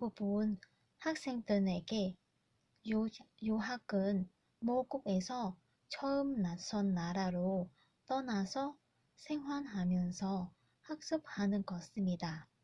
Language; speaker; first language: Korean; non-native, learner; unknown